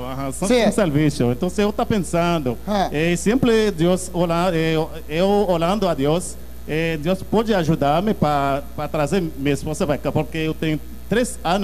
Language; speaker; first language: Portuguese; non-native, learner; Haitian Creole